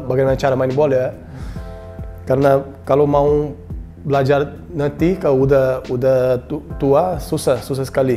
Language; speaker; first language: Indonesian; non-native, learner; Portuguese